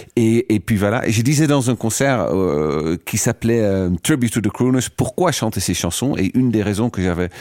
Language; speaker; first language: French; non-native, fluent; Dutch